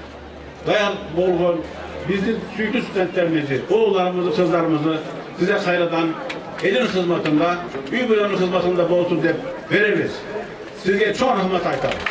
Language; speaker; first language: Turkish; non-native, fluent; Kyrgyz